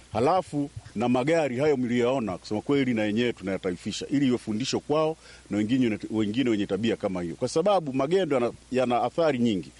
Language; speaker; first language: Swahili; native; Swahili